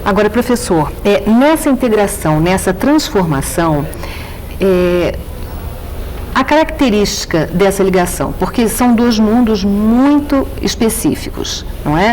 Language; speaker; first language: Portuguese; native; Portuguese